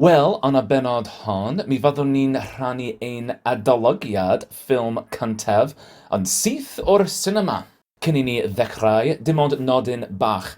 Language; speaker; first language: Welsh; non-native, learner; English